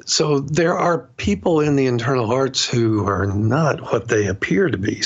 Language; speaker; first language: English; native; English